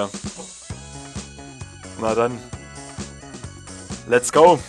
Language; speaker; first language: German; native; German